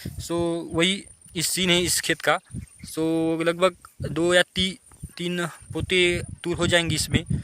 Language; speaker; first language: Hindi; non-native, local second language; Marathi